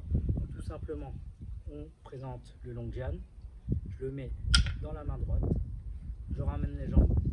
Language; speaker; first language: French; native; French